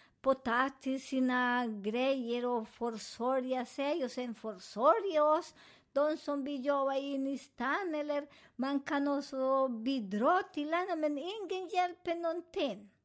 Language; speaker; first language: Swedish; non-native, fluent; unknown